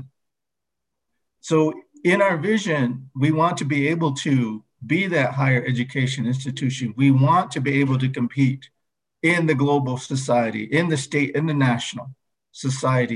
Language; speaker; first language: English; early bilingual, other home language; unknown